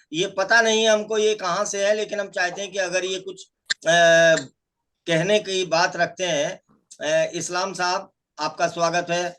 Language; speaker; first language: Hindi; native; Hindi